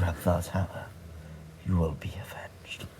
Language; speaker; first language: English; native; English